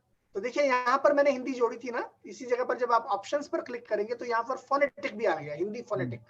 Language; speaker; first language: Hindi; native; Hindi